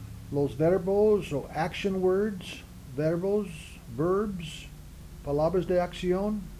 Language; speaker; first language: Spanish; non-native, learner; English